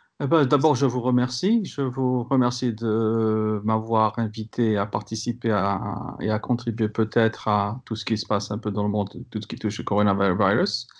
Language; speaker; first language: French; non-native, local second language; Kabyle